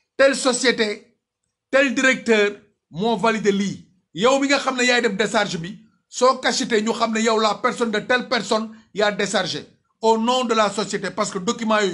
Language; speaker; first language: French; non-native, local second language; Wolof